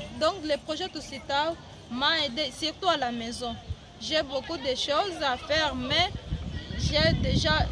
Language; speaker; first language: French; non-native, learner; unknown